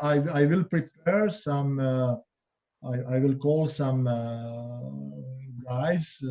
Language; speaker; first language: English; non-native, learner; Croatian